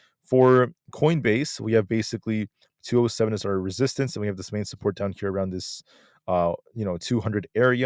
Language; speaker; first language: English; native; English